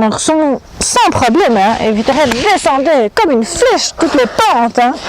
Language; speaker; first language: French; native; French